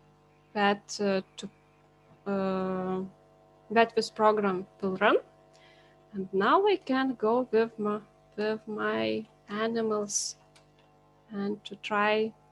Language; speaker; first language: English; non-native, learner; Lithuanian